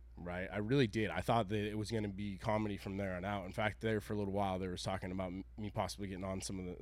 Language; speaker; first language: English; native; English